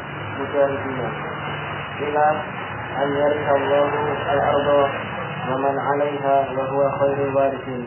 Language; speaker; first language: Arabic; non-native, learner; Indonesian